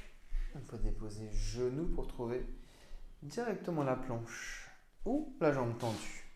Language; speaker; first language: French; native; French